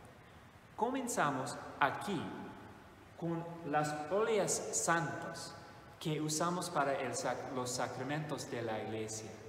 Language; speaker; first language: Spanish; non-native, fluent; English